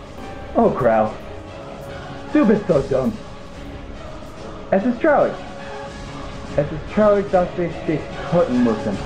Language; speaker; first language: German; non-native, learner; English